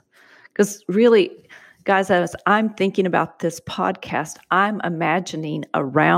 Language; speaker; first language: English; native; English